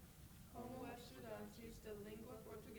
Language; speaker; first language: Portuguese; non-native, learner; English